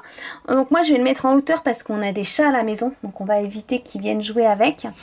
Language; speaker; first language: French; native; French